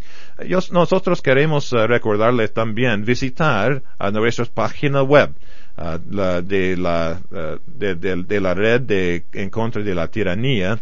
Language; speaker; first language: Spanish; non-native, fluent; English